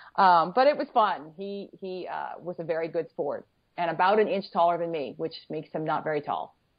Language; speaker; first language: English; native; English